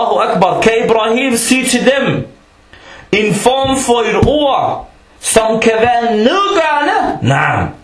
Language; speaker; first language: Danish; early bilingual, other home language; Arabic